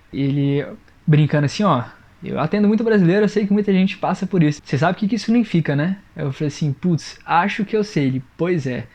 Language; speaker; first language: Portuguese; native; Portuguese